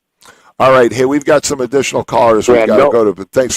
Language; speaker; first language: English; native; English